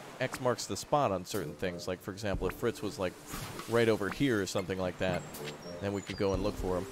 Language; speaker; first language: English; native; English